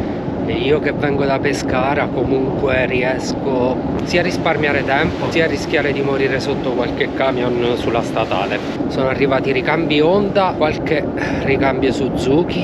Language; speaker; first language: Italian; native; Italian